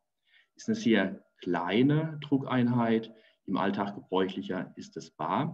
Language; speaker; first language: German; native; German